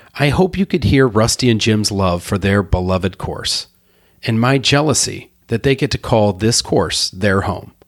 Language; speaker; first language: English; native; English